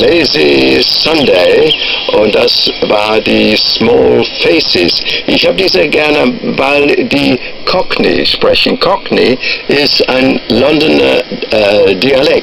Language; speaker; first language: German; non-native, fluent; English